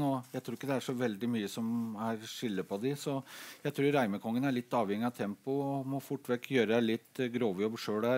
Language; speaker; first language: Norwegian; native; Norwegian